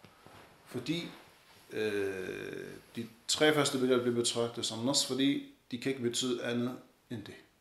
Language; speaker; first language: Danish; early bilingual, other home language; Arabic